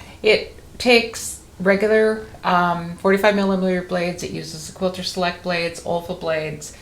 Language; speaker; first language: English; native; English